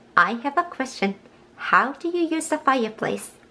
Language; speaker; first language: English; non-native, fluent; Japanese